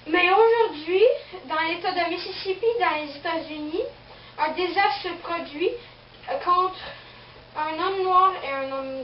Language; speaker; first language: French; non-native, local second language; English